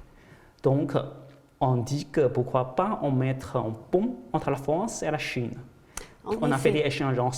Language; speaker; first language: French; non-native, fluent; Chinese